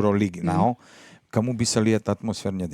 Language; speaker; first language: Indonesian; non-native, fluent; Serbian